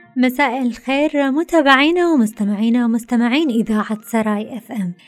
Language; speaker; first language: Arabic; native; Arabic